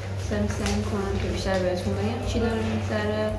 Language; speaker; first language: Persian; native; Persian